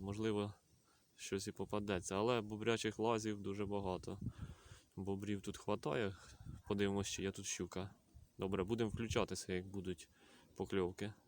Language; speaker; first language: Ukrainian; native; Ukrainian